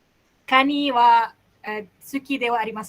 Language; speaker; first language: Japanese; non-native, learner; Malay